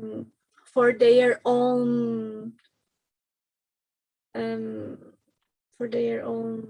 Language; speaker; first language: English; non-native, learner; Spanish